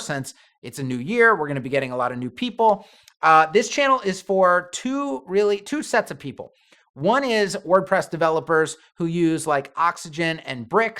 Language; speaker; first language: English; native; English